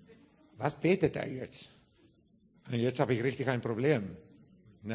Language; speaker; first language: German; non-native, fluent; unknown